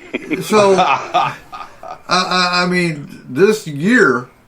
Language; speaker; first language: English; native; English